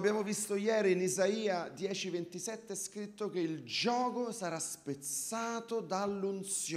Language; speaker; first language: Italian; native; Italian